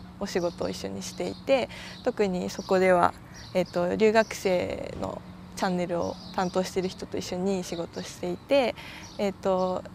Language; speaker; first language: Japanese; native; Japanese